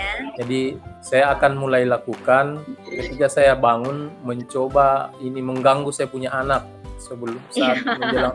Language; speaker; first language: Indonesian; non-native, local second language; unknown